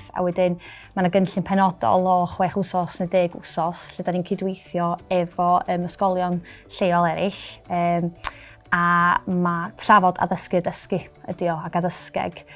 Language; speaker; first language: Welsh; native; Welsh